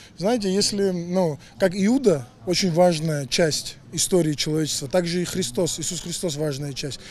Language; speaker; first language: Russian; non-native, local second language; Georgian